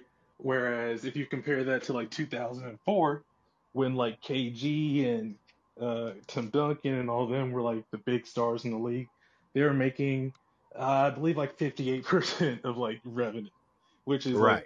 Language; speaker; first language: English; native; English